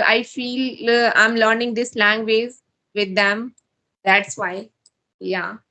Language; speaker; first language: English; non-native, learner; Hindi